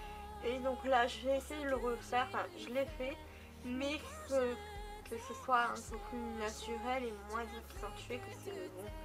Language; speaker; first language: French; native; French